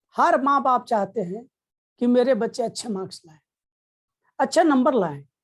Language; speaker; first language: Hindi; native; Hindi